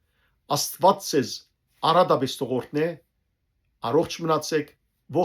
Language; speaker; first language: Armenian; native; Armenian